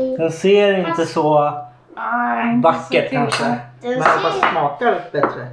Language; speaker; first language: Swedish; native; Swedish